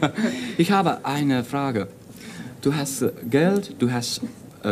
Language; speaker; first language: German; non-native, learner; English